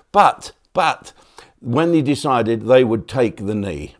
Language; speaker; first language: English; native; English